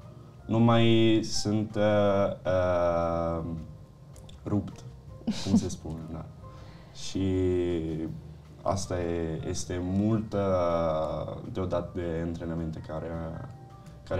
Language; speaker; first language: Romanian; early bilingual, heritage; Italian